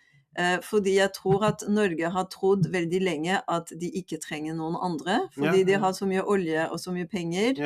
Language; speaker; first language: Norwegian; non-native, fluent; French